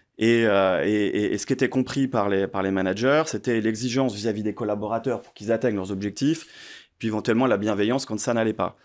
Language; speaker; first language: French; native; French